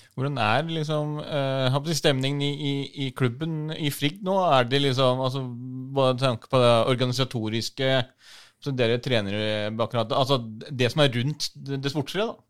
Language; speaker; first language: Norwegian; native; Norwegian